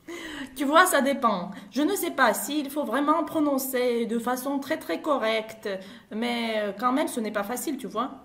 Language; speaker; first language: French; non-native, fluent; Russian